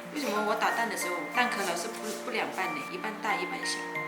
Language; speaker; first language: Chinese; native; Chinese